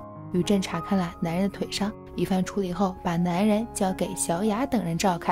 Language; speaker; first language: Chinese; native; Chinese